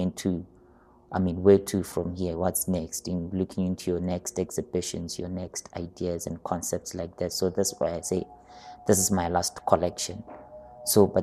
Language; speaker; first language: English; non-native, local second language; Northern Sotho